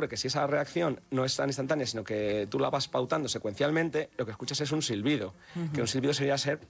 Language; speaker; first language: Spanish; native; Spanish